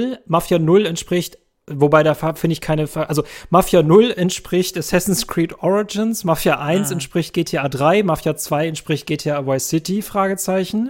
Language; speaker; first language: German; native; German